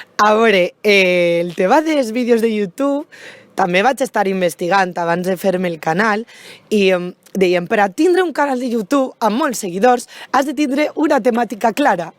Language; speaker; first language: Catalan; native; Catalan